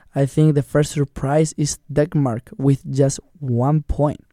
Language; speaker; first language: English; non-native, learner; Spanish